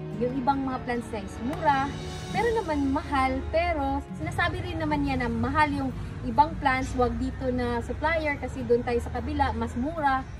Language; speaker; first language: Filipino; non-native, local second language; Cebuano